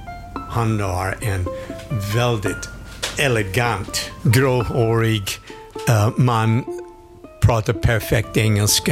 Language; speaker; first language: Swedish; non-native, fluent; English